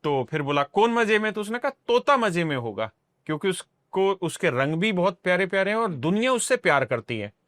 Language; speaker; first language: Hindi; non-native, local second language; Punjabi